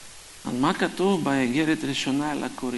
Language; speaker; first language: Hebrew; non-native, fluent; Russian